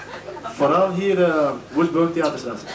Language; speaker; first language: German; non-native, learner; Dutch